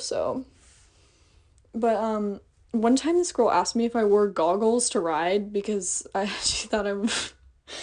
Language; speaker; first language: English; native; English